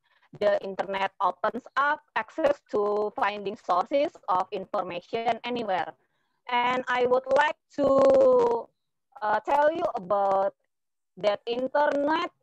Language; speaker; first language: English; non-native, learner; Indonesian